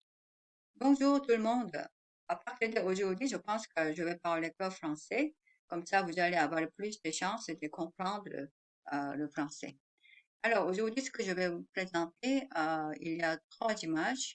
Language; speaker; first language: French; non-native, fluent; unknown